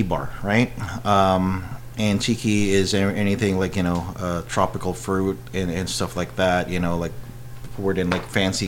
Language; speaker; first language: English; non-native, local second language; Filipino